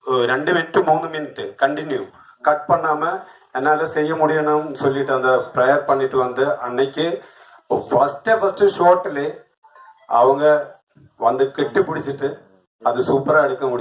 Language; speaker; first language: Tamil; non-native, learner; Malayalam